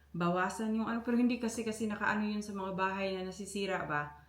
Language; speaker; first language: Filipino; native; Filipino